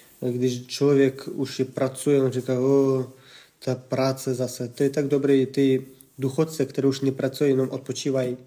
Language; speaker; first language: Czech; non-native, fluent; Russian